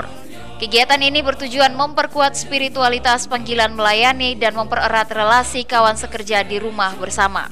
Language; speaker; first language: Indonesian; native; Indonesian